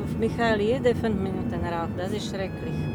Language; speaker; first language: German; non-native, learner; Slovak